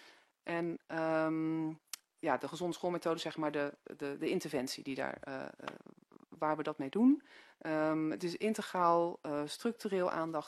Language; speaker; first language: Dutch; native; Dutch